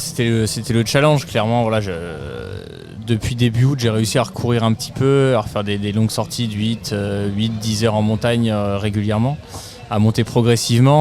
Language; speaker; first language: French; native; French